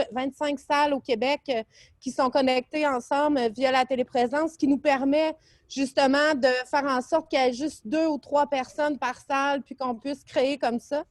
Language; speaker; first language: French; native; French